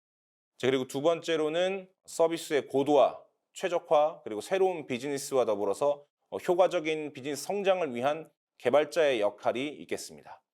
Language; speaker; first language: Korean; native; Korean